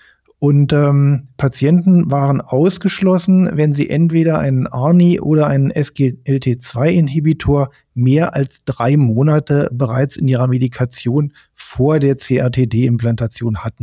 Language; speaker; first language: German; native; German